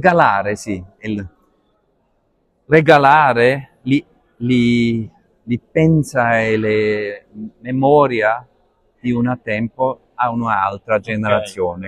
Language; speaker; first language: Italian; non-native, learner; Arabic